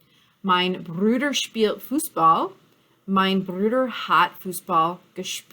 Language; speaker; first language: German; non-native, fluent; English